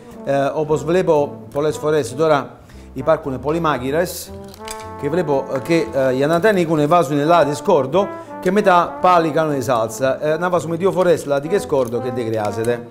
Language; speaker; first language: Greek; non-native, fluent; Italian